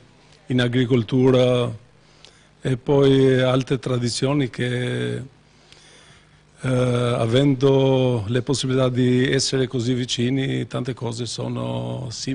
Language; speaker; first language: Italian; non-native, fluent; Albanian